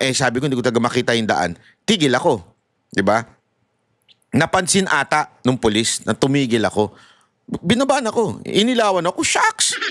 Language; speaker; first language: Filipino; native; Filipino